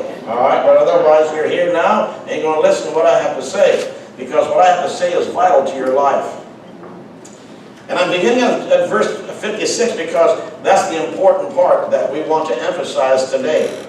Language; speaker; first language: English; native; English